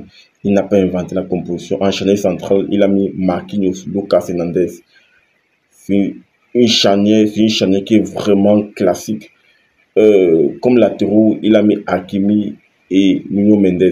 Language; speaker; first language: French; native; French